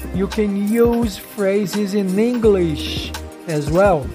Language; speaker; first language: English; non-native, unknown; Portuguese